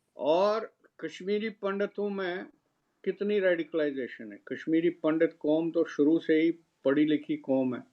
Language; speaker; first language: Urdu; non-native, local second language; Kashmiri